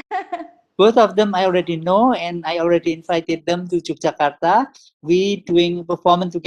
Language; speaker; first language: English; non-native, learner; Indonesian